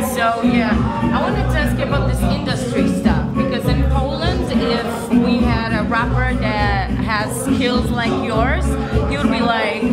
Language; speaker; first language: English; non-native, fluent; Polish